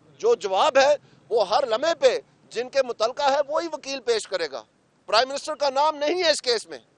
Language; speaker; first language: Urdu; non-native, local second language; Punjabi